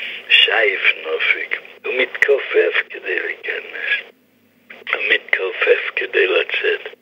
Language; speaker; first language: Hebrew; non-native, fluent; English